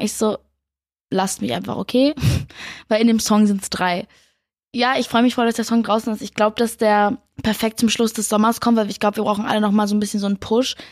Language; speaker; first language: German; native; German